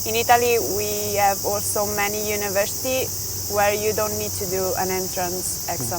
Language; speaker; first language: English; non-native, fluent; Italian